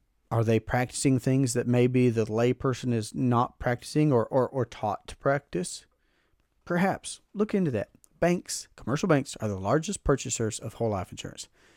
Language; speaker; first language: English; native; English